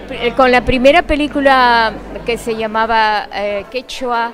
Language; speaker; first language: Spanish; non-native, fluent; Quechua